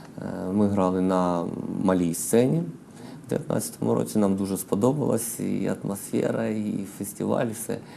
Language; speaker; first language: Ukrainian; non-native, local second language; Russian